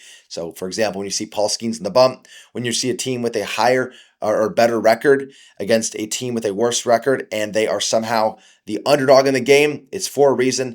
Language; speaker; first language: English; native; English